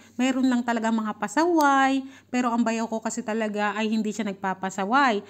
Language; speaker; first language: Filipino; native; Filipino